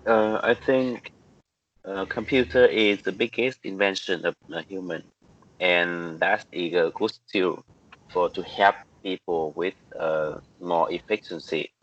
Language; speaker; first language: English; non-native, learner; Vietnamese